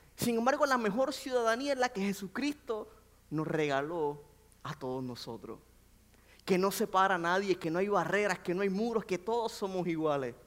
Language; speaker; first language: Spanish; native; Spanish